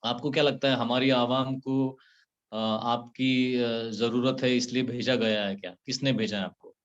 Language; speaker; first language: Hindi; non-native, local second language; Marathi